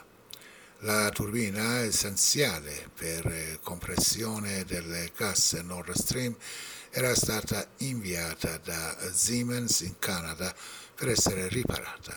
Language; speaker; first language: Italian; non-native, fluent; Persian